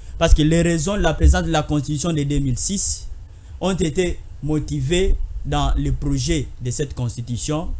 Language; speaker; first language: French; non-native, local second language; Lingala